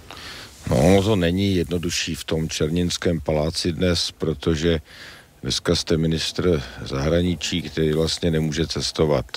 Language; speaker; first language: Czech; native; Czech